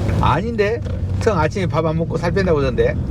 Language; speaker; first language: Korean; native; Korean